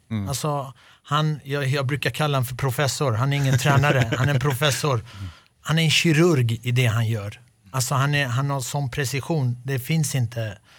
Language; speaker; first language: Swedish; early bilingual, other home language; Arabic